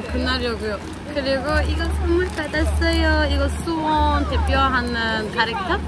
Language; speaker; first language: Korean; non-native, fluent; Turkish